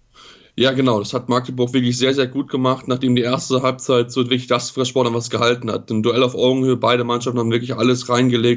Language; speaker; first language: German; native; German